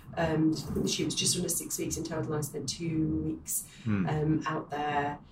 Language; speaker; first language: English; native; English